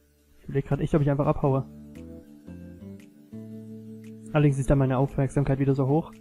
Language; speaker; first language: German; native; German